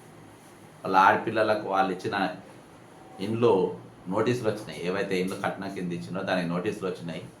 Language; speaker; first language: Telugu; native; Telugu